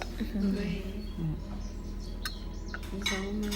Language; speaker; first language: French; non-native, learner; Malay